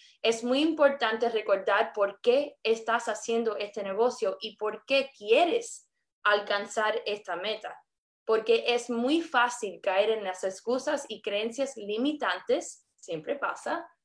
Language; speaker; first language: Spanish; early bilingual, heritage; English